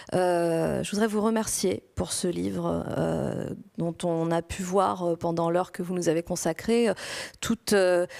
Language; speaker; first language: French; non-native, fluent; Greek